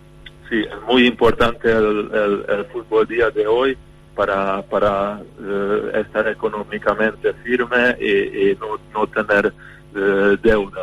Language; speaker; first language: Spanish; non-native, fluent; Hungarian